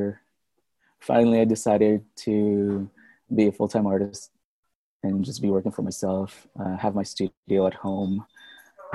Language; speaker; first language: English; non-native, local second language; Filipino